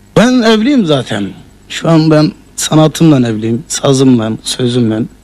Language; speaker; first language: Turkish; early bilingual, heritage; Turkish